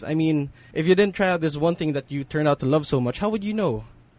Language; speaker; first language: English; non-native, local second language; Hiligaynon